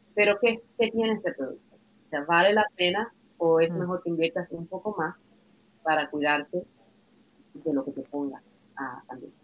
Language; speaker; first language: Spanish; native; Spanish